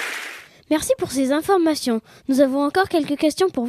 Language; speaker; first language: French; native; French